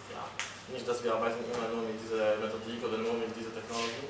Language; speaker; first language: German; non-native, fluent; Polish